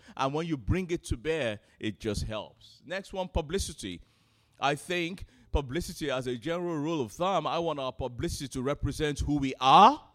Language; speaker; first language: English; non-native, local second language; Yoruba